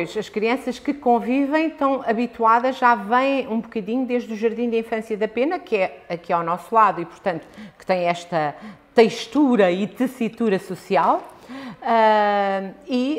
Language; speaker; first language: Portuguese; native; Portuguese